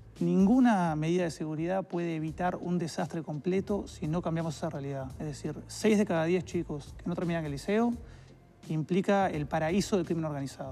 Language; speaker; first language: Spanish; native; Spanish